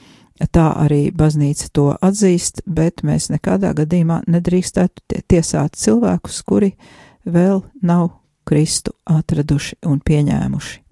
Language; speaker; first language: Latvian; native; Latvian